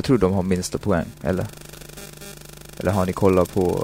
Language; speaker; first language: Swedish; non-native, fluent; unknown